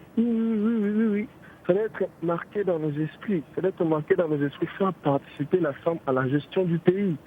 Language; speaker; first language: French; non-native, local second language; Lingala